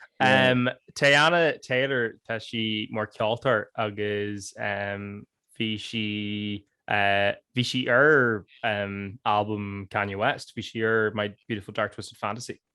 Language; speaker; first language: Irish; native; Irish